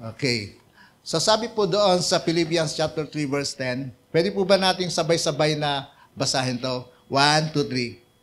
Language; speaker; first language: Filipino; non-native, local second language; Iloko